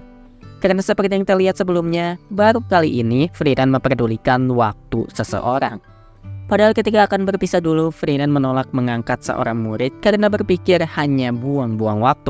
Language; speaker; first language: Indonesian; native; Indonesian